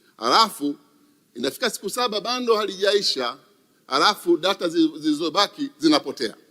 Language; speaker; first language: Swahili; native; Swahili